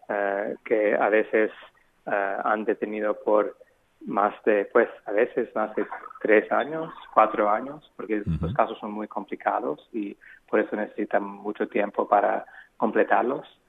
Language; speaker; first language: Spanish; non-native, fluent; English